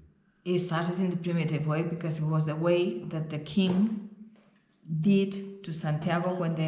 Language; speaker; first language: English; non-native, fluent; Spanish